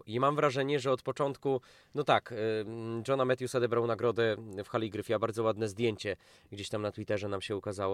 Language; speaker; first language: Polish; native; Polish